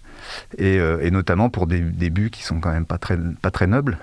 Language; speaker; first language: French; native; French